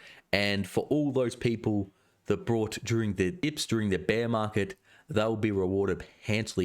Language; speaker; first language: English; native; English